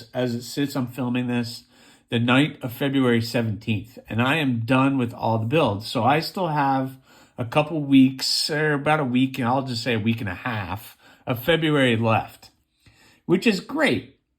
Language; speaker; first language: English; native; English